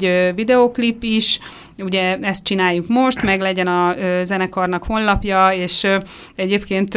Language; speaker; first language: Hungarian; native; Hungarian